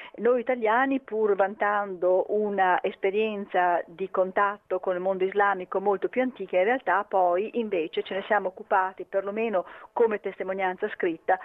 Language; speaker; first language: Italian; native; Italian